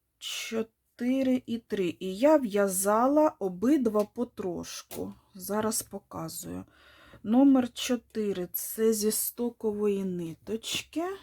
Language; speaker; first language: Ukrainian; non-native, local second language; Russian